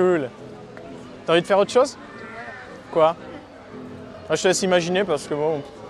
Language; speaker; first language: French; native; French